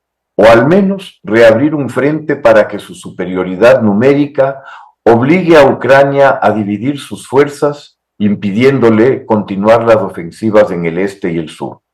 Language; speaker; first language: Spanish; native; Spanish